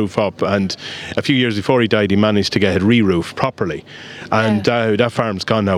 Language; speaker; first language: English; native; English